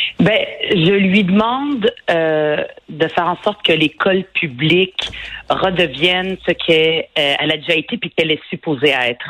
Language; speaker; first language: French; early bilingual, other home language; Arabic